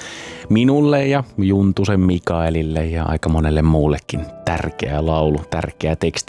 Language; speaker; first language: Finnish; native; Finnish